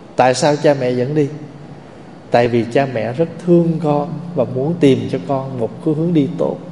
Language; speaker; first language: Vietnamese; native; Vietnamese